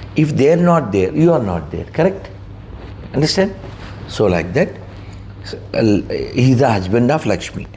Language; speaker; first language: English; non-native, local second language; Telugu